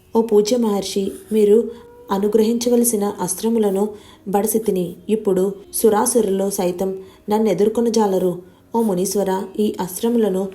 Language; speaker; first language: Telugu; native; Telugu